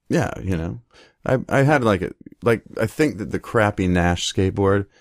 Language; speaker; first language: English; native; English